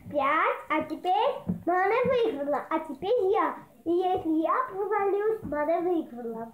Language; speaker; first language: Russian; early bilingual, heritage; Russian